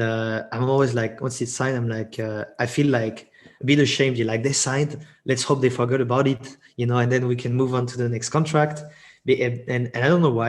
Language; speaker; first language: English; non-native, fluent; French